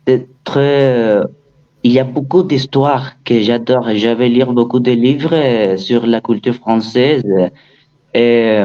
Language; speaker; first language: French; non-native, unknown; Spanish